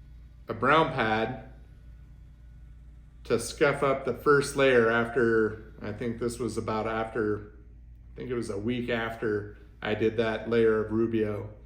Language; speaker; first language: English; native; English